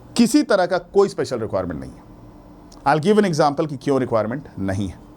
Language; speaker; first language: Hindi; native; Hindi